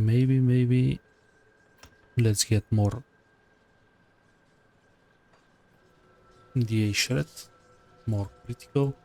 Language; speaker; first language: English; non-native, fluent; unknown